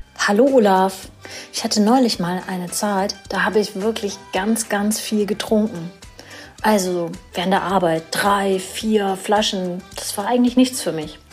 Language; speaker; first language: German; native; German